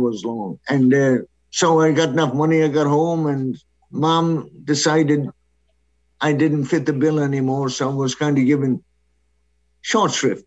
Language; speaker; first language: English; non-native, local second language; Irish